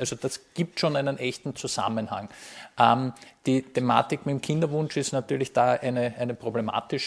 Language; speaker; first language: German; native; German